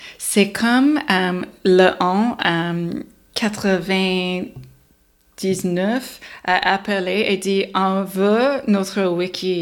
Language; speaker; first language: French; non-native, learner; English